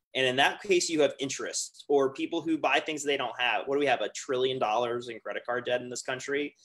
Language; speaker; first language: English; native; English